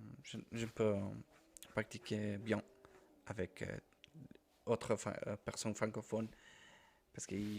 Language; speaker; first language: French; non-native, learner; Spanish